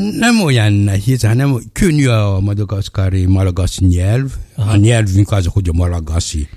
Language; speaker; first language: Hungarian; non-native, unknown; Malagasy